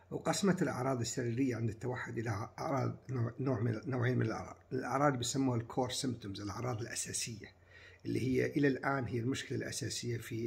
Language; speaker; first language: Arabic; native; Arabic